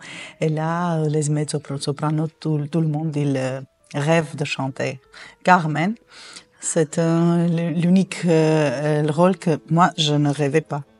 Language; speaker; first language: French; non-native, fluent; Armenian